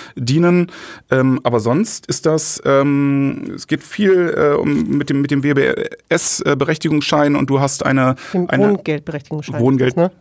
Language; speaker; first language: German; native; German